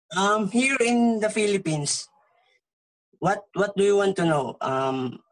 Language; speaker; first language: English; non-native, local second language; Filipino